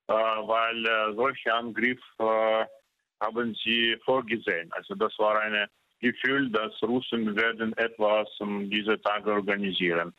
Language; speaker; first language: German; non-native, fluent; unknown